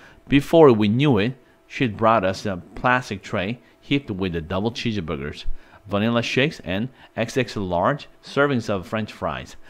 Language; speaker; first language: English; non-native, fluent; Korean